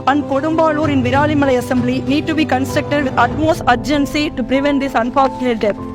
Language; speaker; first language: English; non-native, local second language; Tamil